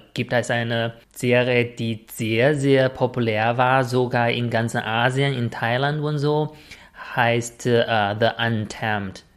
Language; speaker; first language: German; non-native, fluent; Chinese